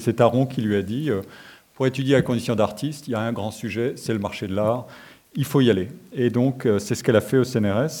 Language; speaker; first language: French; native; French